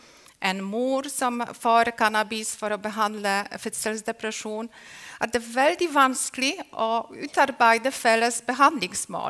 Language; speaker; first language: Norwegian; non-native, fluent; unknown